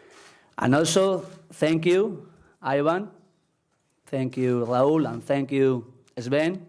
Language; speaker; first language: English; non-native, learner; Spanish